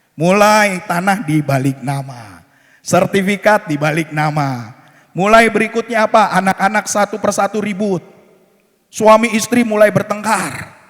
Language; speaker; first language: Indonesian; native; Indonesian